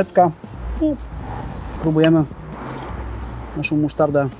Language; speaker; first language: Polish; native; Polish